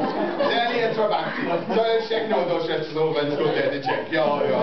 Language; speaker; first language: Czech; non-native, learner; English